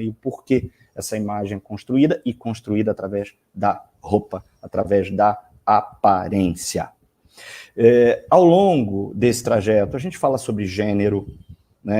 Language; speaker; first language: Portuguese; native; Portuguese